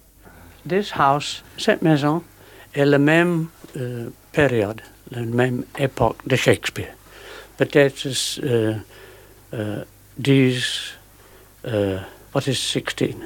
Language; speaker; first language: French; non-native, learner; English